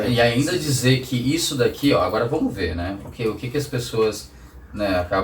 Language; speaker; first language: Portuguese; native; Portuguese